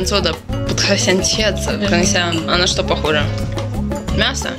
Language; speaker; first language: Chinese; non-native, learner; Russian